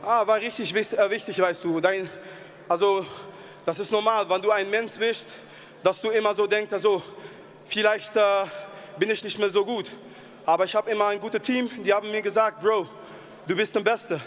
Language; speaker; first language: German; non-native, fluent; Dutch